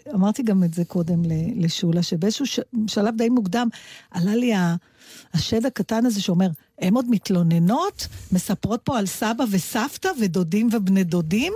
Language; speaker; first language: Hebrew; native; Hebrew